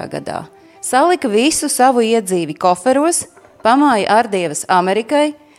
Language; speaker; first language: Latvian; native; Latvian